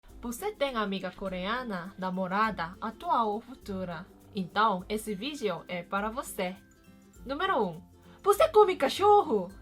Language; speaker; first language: Portuguese; non-native, fluent; Korean